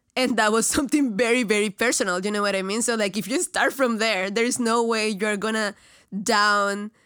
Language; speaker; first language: English; non-native, fluent; Spanish